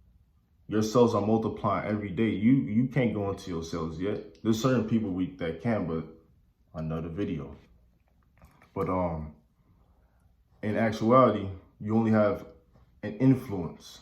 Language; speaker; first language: English; native; English